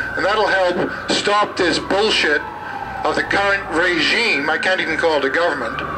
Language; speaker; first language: English; native; English